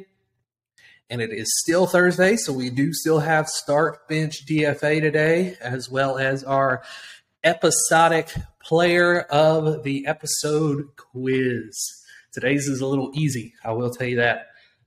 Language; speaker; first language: English; native; English